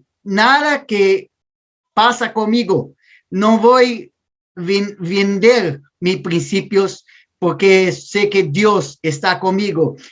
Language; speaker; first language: Spanish; non-native, learner; Portuguese